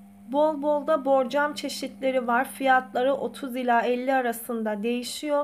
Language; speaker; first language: Turkish; native; Turkish